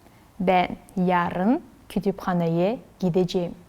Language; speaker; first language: Turkish; non-native, fluent; Kazakh